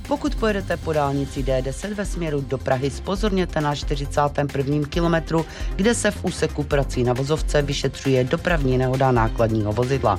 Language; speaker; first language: Czech; native; Czech